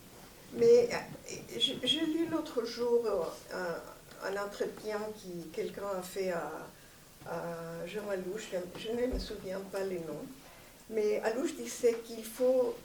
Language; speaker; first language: French; non-native, fluent; Spanish